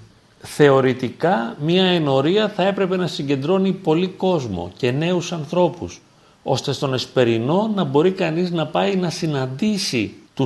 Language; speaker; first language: Greek; native; Greek